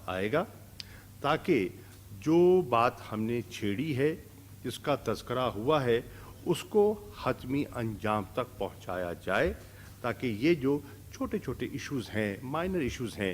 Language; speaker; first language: Urdu; non-native, local second language; Saraiki